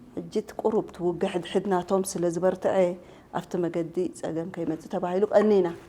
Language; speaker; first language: Tigrinya; non-native, local second language; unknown